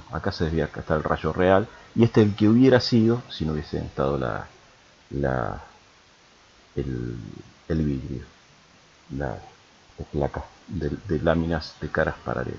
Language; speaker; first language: Spanish; native; Spanish